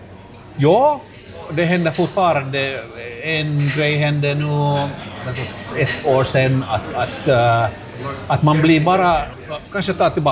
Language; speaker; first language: Swedish; non-native, local second language; Finnish